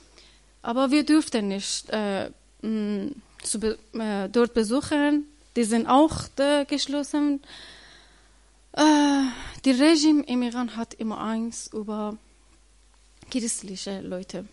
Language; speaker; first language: German; non-native, learner; Persian